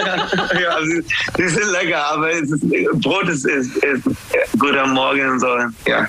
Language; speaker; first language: German; non-native, fluent; English